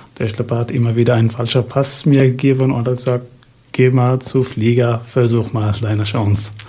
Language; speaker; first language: German; non-native, fluent; Arabic